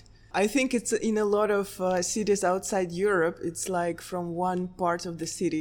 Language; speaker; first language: English; non-native, fluent; Russian